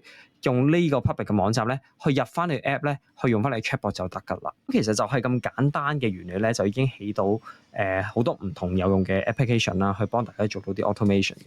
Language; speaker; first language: Cantonese; native; Cantonese